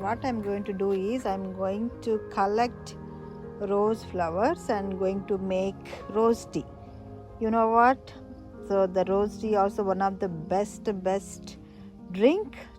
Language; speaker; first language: English; non-native, local second language; Telugu